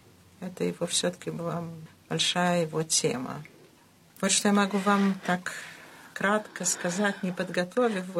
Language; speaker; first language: Russian; early bilingual, heritage; Russian